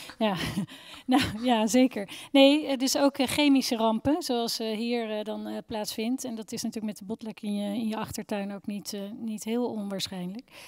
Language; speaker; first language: Dutch; native; Dutch